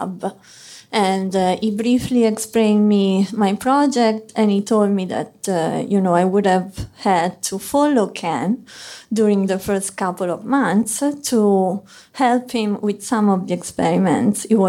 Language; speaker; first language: English; non-native, fluent; Italian